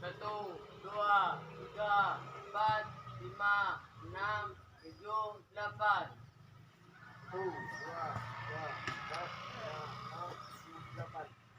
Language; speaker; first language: Indonesian; non-native, local second language; Minangkabau